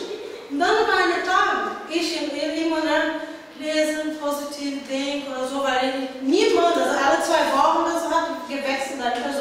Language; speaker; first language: German; non-native, learner; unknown